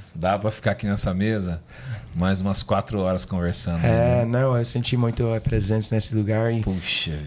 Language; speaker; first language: Portuguese; non-native, learner; English